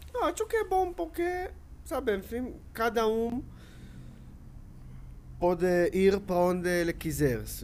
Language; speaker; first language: Portuguese; non-native, learner; Hebrew